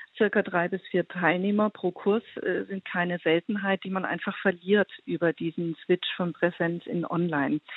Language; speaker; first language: German; native; German